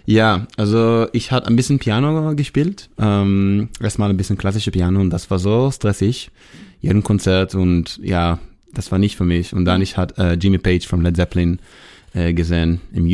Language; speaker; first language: German; non-native, learner; Hebrew